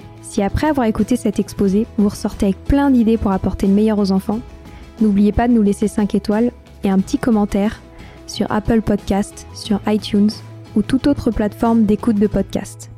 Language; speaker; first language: French; native; French